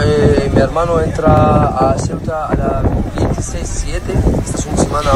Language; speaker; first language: Spanish; non-native, learner; Arabic